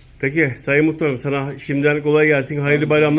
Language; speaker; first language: Turkish; native; Turkish